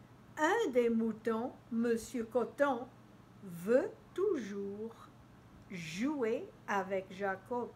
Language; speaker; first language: French; non-native, fluent; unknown